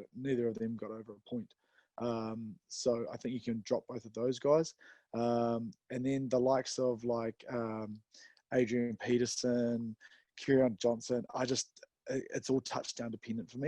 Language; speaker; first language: English; native; English